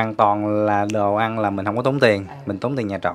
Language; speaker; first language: Vietnamese; native; Vietnamese